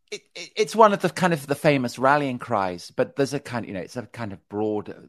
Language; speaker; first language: English; native; English